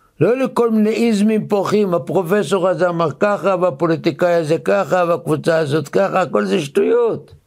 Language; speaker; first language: Hebrew; native; Hebrew